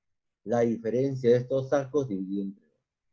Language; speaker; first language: Spanish; native; Spanish